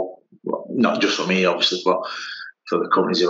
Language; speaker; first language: English; native; English